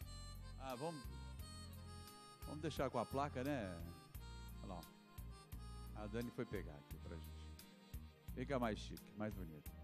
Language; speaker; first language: Portuguese; native; Portuguese